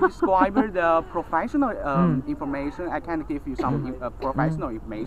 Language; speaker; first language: English; non-native, learner; Chinese